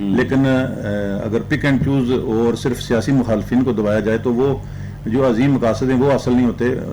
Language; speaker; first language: Urdu; non-native, local second language; Punjabi